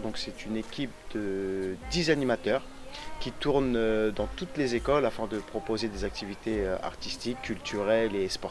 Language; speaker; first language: French; native; French